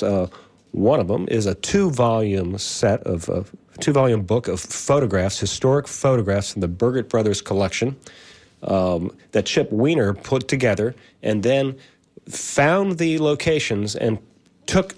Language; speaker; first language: English; native; English